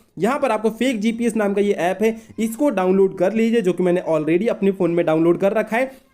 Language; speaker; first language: Hindi; native; Hindi